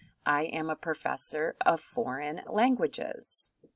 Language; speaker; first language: English; native; English